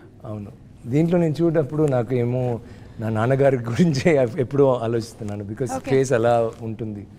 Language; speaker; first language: Telugu; non-native, learner; Tamil